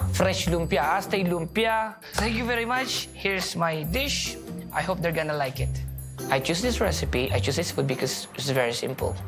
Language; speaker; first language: English; non-native, local second language; Filipino